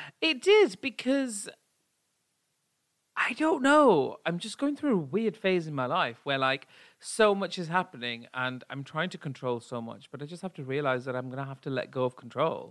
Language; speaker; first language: English; native; English